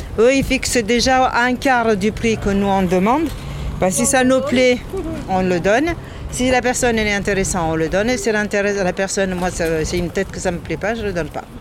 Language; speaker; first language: French; non-native, fluent; Italian